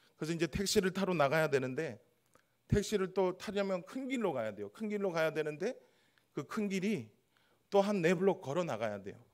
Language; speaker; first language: Korean; native; Korean